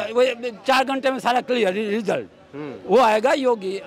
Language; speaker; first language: Hindi; non-native, local second language; Gujarati